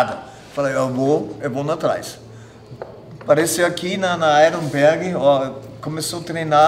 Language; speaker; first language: Portuguese; non-native, fluent; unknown